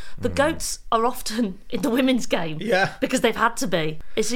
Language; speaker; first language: English; native; English